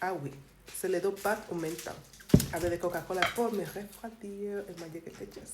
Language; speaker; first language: French; non-native, learner; Spanish